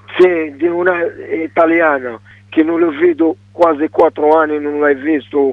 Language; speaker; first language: Italian; non-native, learner; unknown